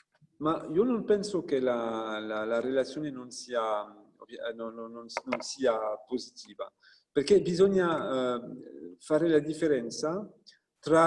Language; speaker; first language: Italian; non-native, fluent; French